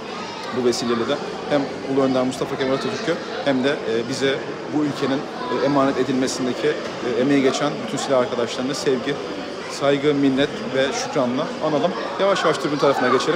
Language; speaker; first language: Turkish; native; Turkish